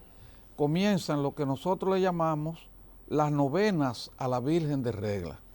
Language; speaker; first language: Spanish; native; Spanish